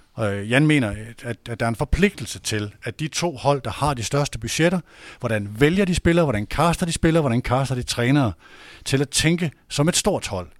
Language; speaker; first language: Danish; native; Danish